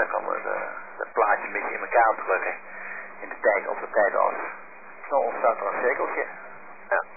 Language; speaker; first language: Dutch; native; Dutch